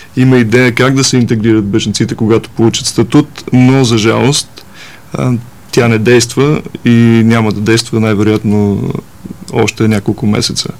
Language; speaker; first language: Bulgarian; native; Bulgarian